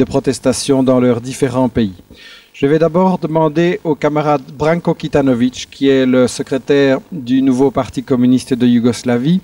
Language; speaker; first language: French; native; French